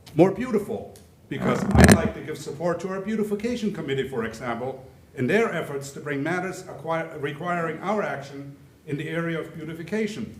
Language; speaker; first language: English; early bilingual, other home language; German